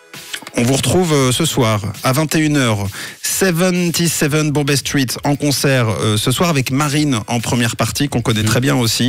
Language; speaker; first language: French; native; French